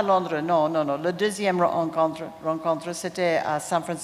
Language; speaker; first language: French; non-native, fluent; English